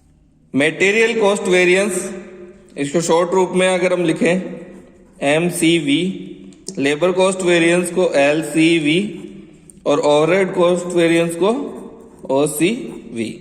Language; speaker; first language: Hindi; native; Hindi